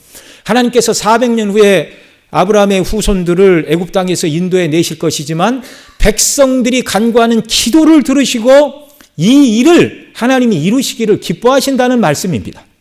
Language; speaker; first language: Korean; native; Korean